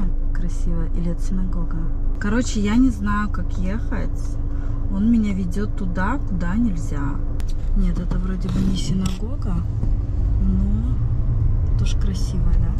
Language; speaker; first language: Russian; native; Russian